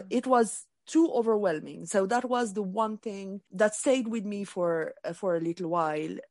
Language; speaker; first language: English; non-native, fluent; Arabic